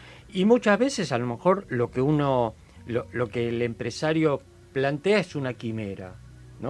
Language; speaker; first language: Spanish; native; Spanish